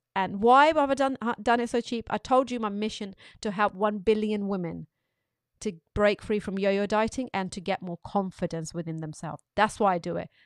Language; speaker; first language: English; non-native, local second language; Urdu